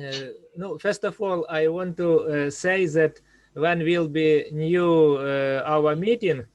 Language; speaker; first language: English; non-native, learner; Ukrainian